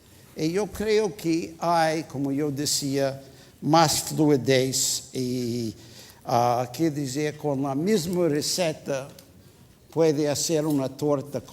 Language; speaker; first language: Spanish; non-native, fluent; English